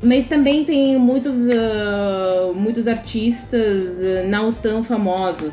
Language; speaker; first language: Portuguese; non-native, fluent; Russian